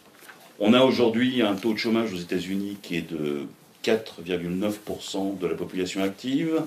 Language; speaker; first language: French; native; French